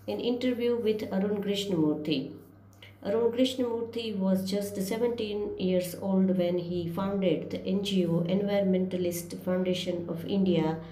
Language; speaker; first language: English; non-native, local second language; Gujarati